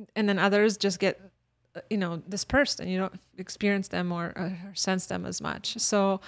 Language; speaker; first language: English; early bilingual, other home language; Bosnian